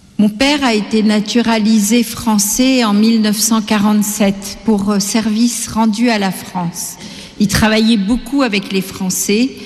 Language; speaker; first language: French; non-native, local second language; Gujarati